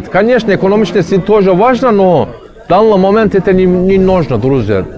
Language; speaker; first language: Russian; non-native, learner; Turkish